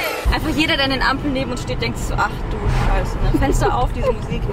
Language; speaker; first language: German; native; German